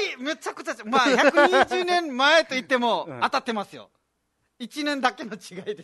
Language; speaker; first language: Japanese; non-native, fluent; Nepali